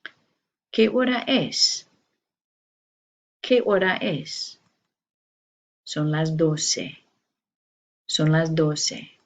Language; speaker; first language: Spanish; non-native, fluent; English